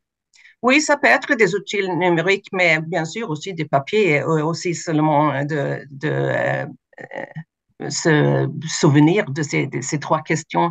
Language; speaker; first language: French; non-native, fluent; Swedish